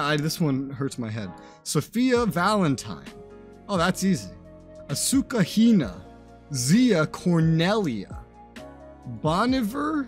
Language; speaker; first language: English; native; English